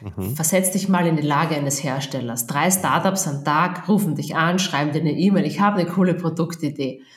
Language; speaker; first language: German; native; German